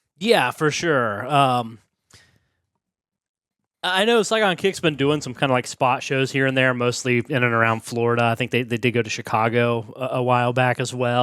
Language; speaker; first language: English; native; English